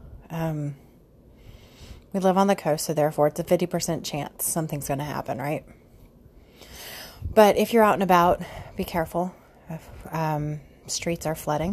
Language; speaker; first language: English; native; English